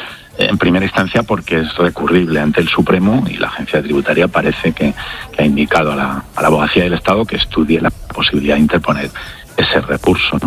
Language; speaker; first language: Spanish; native; Spanish